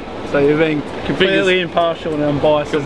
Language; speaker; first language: English; native; English